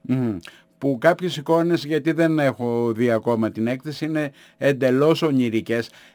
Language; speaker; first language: Greek; native; Greek